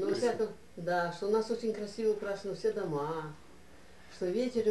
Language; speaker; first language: Russian; native; Russian